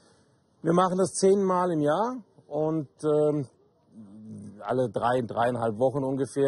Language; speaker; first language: German; native; German